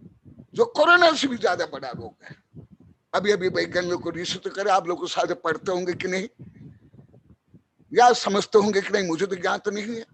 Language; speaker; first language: Hindi; native; Hindi